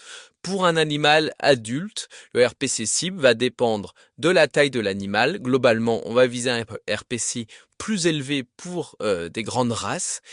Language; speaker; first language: French; native; French